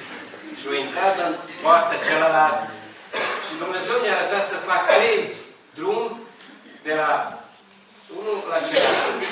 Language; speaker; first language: Romanian; non-native, learner; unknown